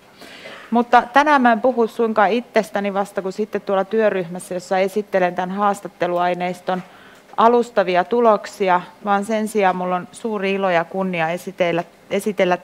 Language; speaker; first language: Finnish; native; Finnish